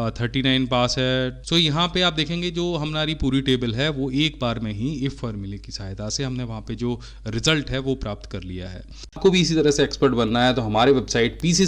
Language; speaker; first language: Hindi; native; Hindi